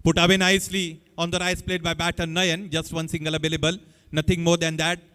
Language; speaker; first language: English; non-native, local second language; Marathi